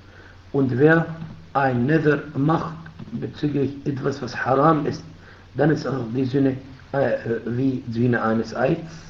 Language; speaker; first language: German; non-native, fluent; Arabic